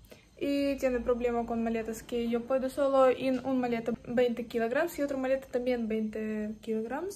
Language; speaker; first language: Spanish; non-native, learner; Russian